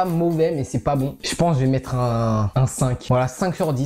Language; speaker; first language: French; native; French